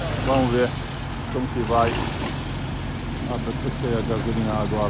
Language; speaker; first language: Portuguese; non-native, local second language; Arabic